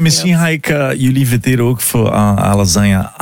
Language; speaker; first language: Dutch; non-native, learner; Portuguese